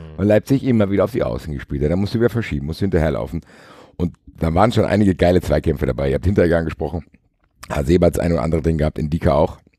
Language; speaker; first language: German; native; German